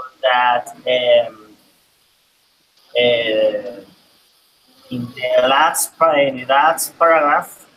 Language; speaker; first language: English; non-native, learner; Spanish